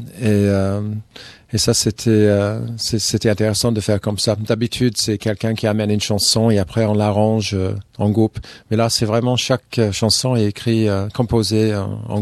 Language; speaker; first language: French; non-native, fluent; English